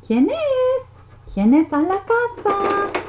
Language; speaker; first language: Spanish; non-native, learner; English